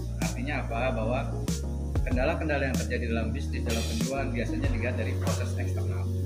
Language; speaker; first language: Indonesian; native; Indonesian